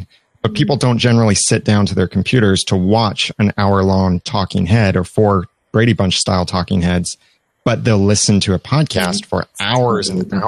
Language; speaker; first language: English; native; English